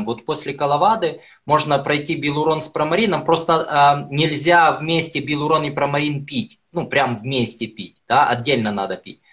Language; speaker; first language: Russian; native; Russian